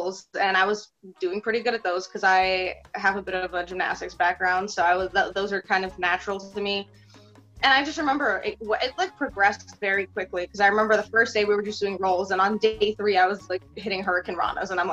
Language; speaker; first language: English; early bilingual, other home language; Russian